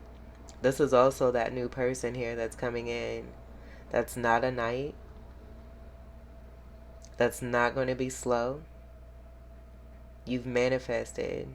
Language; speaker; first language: English; native; English